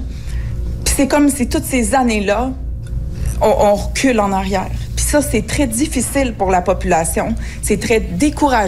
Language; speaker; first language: French; native; French